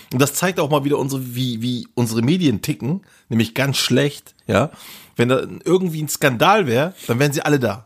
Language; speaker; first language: German; early bilingual, other home language; Turkish